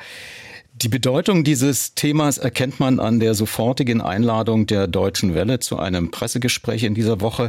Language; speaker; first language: German; native; German